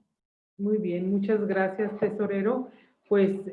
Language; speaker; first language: Spanish; native; Spanish